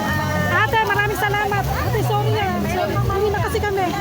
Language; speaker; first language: Filipino; non-native, local second language; Cebuano